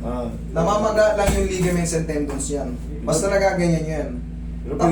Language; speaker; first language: Filipino; native; Filipino